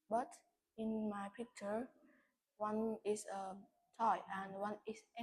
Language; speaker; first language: English; non-native, learner; Vietnamese